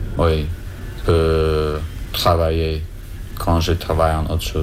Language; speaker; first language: French; non-native, learner; English